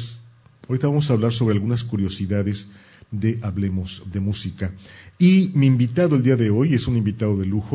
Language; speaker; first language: Spanish; native; Spanish